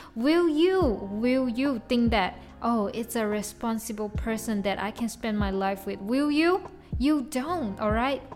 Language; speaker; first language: English; non-native, local second language; Chinese